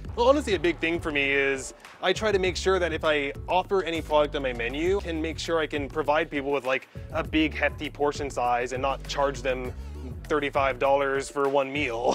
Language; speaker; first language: English; native; English